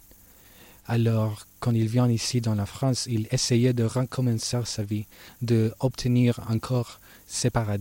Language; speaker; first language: French; non-native, learner; Spanish